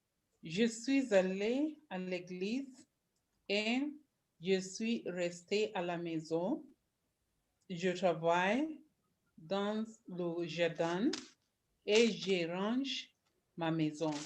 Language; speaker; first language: French; non-native, learner; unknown